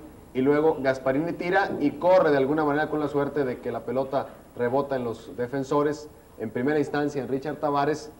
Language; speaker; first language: Spanish; native; Spanish